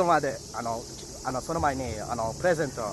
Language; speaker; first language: Japanese; non-native, learner; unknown